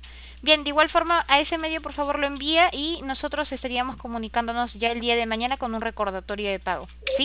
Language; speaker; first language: Spanish; native; Spanish